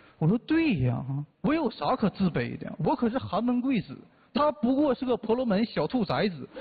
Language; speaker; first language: Chinese; native; Chinese